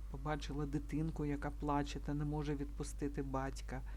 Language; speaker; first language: Ukrainian; non-native, local second language; Russian